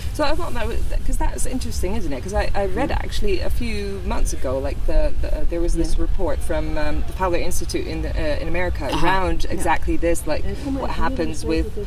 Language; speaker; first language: English; non-native, fluent; Dutch